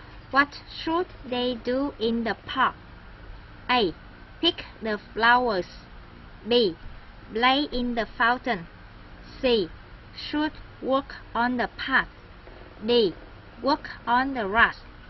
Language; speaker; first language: English; non-native, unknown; Vietnamese